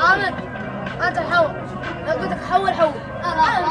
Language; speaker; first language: Arabic; native; Arabic